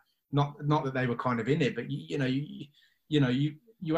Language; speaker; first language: English; native; English